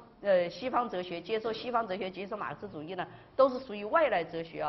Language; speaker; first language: Chinese; native; Chinese